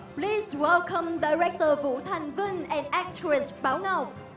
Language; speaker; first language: English; non-native, fluent; Vietnamese